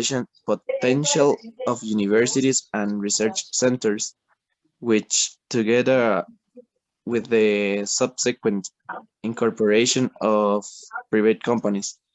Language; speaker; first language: English; non-native, learner; Spanish